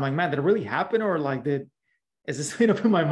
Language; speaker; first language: English; native; English